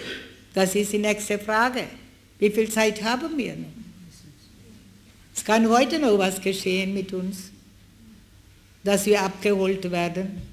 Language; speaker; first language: German; non-native, fluent; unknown